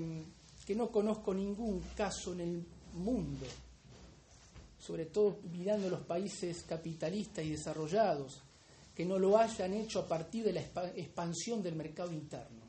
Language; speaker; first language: Spanish; native; Spanish